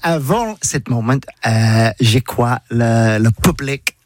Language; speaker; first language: French; non-native, learner; English